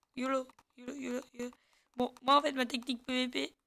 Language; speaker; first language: French; native; French